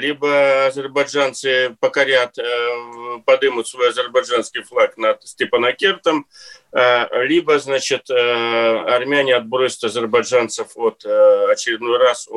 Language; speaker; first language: Russian; native; Russian